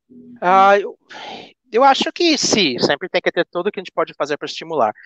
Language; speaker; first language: Portuguese; non-native, fluent; English